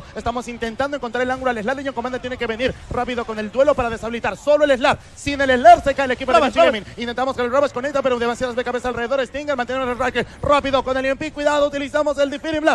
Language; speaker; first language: Spanish; native; Spanish